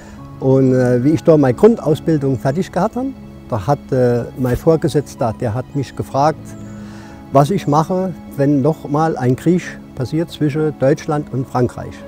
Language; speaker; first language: German; non-native, fluent; French